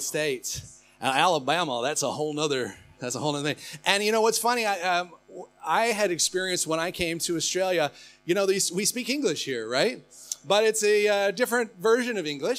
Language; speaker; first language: English; native; English